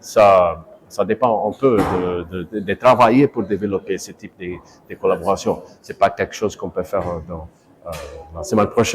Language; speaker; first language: French; non-native, fluent; Portuguese